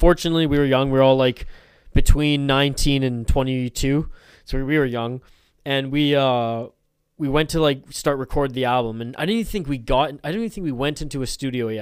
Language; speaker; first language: English; native; English